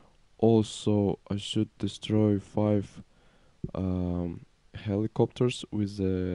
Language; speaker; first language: English; non-native, learner; Ukrainian